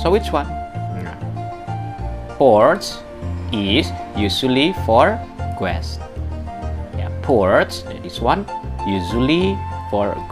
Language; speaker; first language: English; non-native, learner; Indonesian